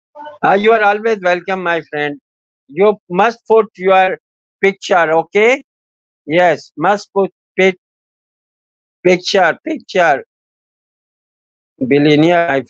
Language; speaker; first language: English; non-native, learner; Urdu